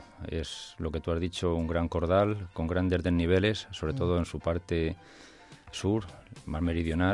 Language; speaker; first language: Spanish; native; Spanish